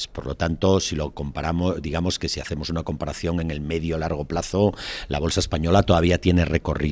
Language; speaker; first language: Spanish; native; Spanish